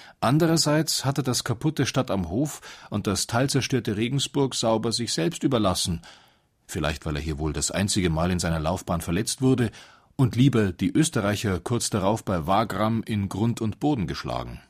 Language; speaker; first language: German; native; German